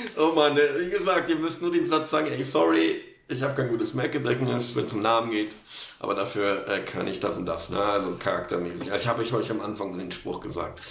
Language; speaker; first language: German; non-native, fluent; Polish